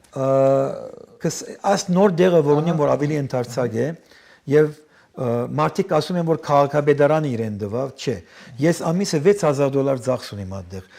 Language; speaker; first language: Armenian; early bilingual, heritage; Armenian